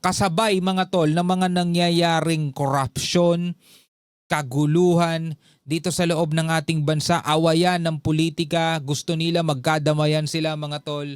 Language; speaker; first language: Filipino; native; Filipino